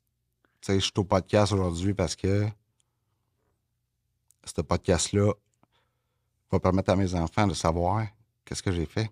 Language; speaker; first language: French; native; French